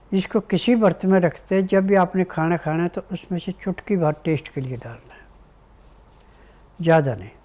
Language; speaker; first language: Hindi; native; Hindi